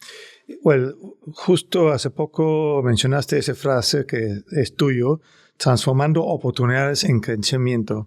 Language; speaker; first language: Spanish; non-native, fluent; Danish